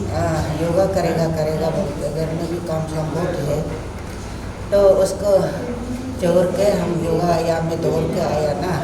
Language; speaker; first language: Hindi; non-native, local second language; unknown